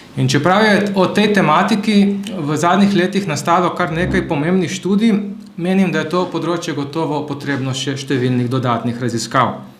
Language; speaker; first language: Slovenian; native; Slovenian